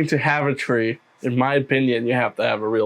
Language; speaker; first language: English; native; English